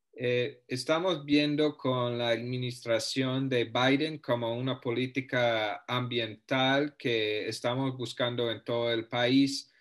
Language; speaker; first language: Spanish; non-native, fluent; English